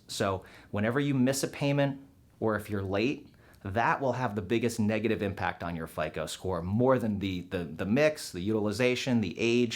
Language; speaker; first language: English; native; English